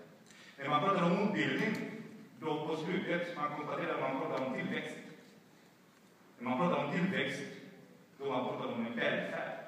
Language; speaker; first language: Swedish; non-native, fluent; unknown